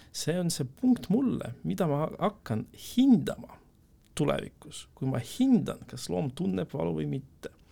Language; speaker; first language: Estonian; non-native, local second language; Russian